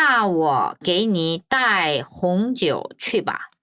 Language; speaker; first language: Chinese; non-native, fluent; Korean